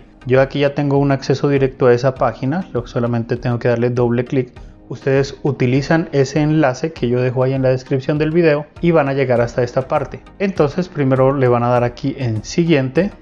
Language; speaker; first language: Spanish; native; Spanish